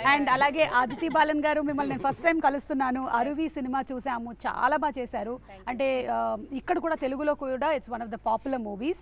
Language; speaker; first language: Telugu; native; Telugu